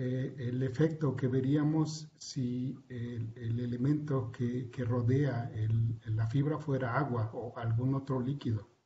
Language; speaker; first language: Spanish; native; Spanish